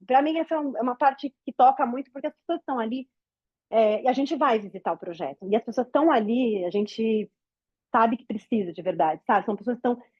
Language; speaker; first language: Portuguese; native; Portuguese